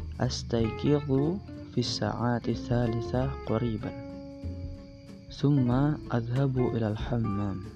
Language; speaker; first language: Arabic; non-native, learner; Indonesian